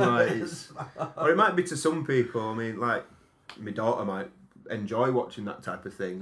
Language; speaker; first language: English; native; English